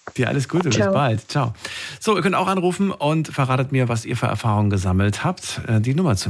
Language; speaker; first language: German; native; German